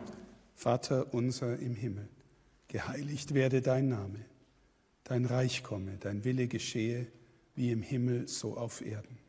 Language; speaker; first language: German; native; German